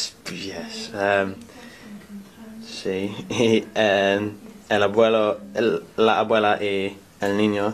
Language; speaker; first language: Spanish; non-native, learner; English